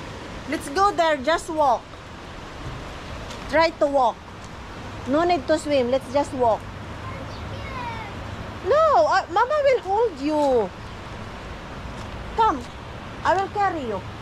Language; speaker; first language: English; non-native, local second language; Filipino